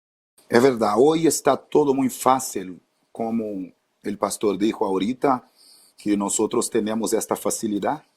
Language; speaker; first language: Spanish; non-native, fluent; Portuguese